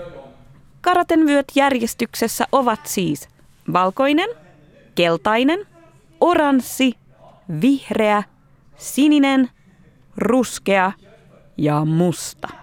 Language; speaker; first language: Finnish; native; Finnish